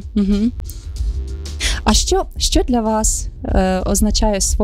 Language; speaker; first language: Ukrainian; native; Ukrainian